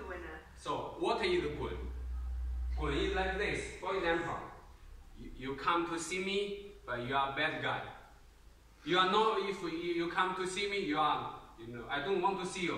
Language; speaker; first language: English; non-native, learner; Chinese